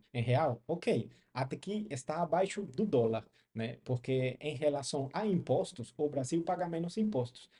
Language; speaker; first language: Portuguese; non-native, fluent; Spanish